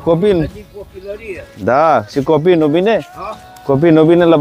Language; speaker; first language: Romanian; non-native, learner; Bangla